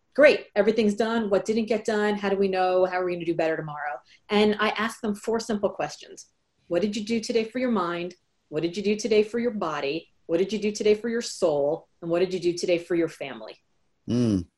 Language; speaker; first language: English; native; English